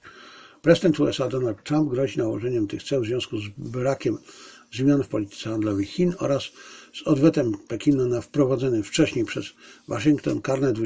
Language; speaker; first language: Polish; native; Polish